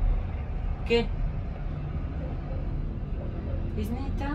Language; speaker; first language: Spanish; native; Spanish